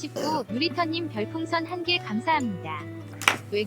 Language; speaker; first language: Korean; native; Korean